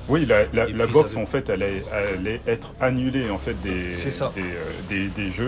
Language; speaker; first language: French; native; French